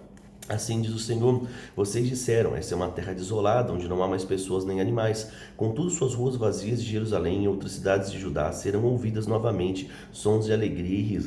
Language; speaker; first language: Portuguese; native; Portuguese